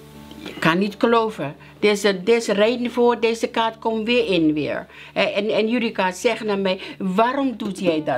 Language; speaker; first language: Dutch; non-native, learner; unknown